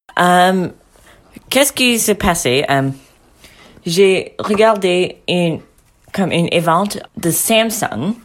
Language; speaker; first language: French; non-native, learner; English